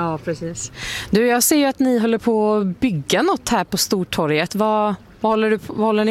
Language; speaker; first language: Swedish; native; Swedish